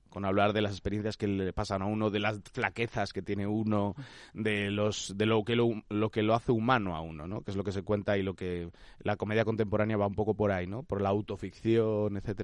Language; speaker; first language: Spanish; native; Spanish